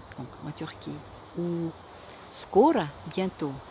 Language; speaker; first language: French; non-native, fluent; Russian